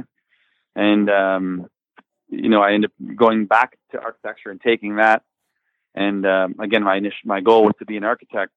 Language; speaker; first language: English; native; English